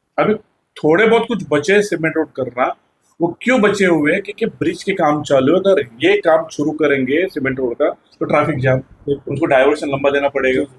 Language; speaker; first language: Hindi; non-native, local second language; Marathi